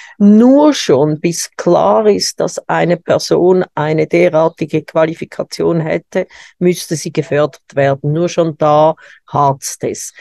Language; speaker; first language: German; native; German